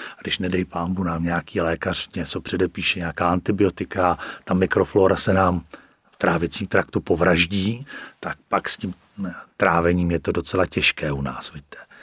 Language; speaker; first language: Czech; native; Czech